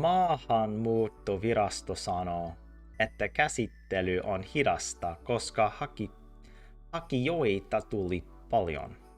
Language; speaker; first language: Finnish; non-native, learner; English